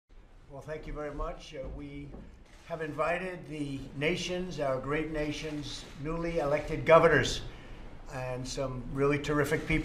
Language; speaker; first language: English; native; English